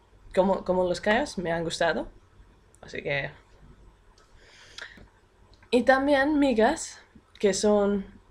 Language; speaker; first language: Spanish; non-native, fluent; English